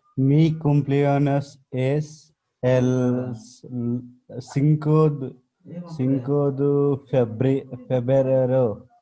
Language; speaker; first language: Spanish; non-native, learner; Hindi